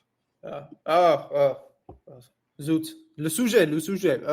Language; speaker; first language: French; non-native, learner; English